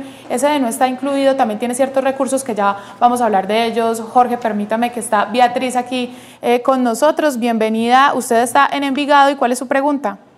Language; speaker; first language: Spanish; native; Spanish